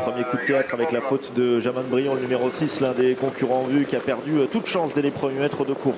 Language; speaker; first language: French; native; French